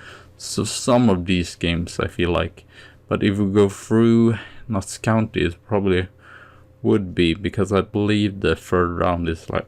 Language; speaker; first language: English; non-native, fluent; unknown